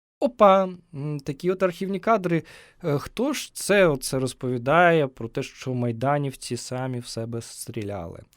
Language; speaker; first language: Ukrainian; native; Ukrainian